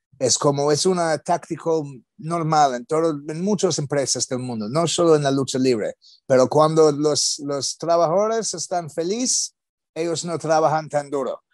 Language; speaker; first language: Spanish; non-native, learner; English